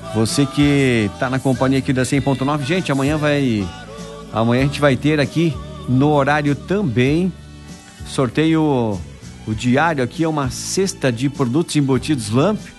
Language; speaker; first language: Portuguese; native; Portuguese